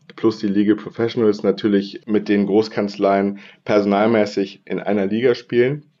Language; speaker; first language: German; native; German